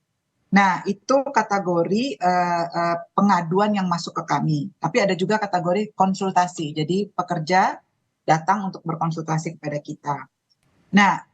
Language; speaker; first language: Indonesian; native; Indonesian